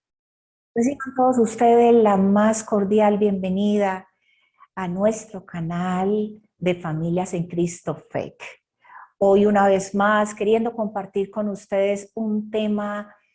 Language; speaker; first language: Spanish; native; Spanish